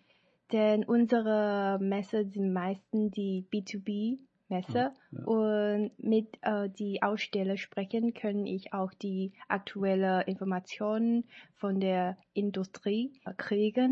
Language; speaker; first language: German; non-native, learner; Chinese